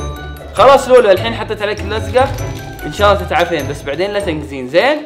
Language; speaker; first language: Arabic; native; Arabic